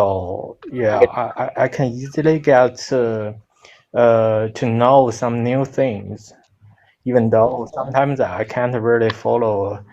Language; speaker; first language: English; non-native, learner; Chinese